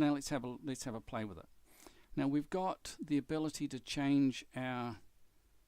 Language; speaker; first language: English; native; English